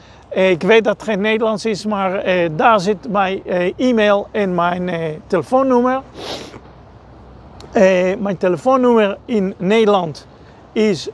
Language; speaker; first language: Dutch; non-native, fluent; Hebrew